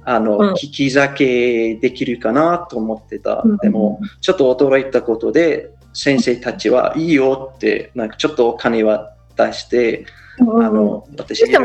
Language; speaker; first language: Japanese; non-native, fluent; English